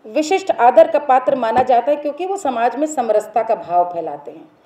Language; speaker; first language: Hindi; native; Hindi